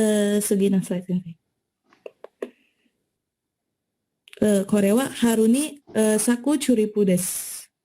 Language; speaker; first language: Japanese; non-native, learner; Indonesian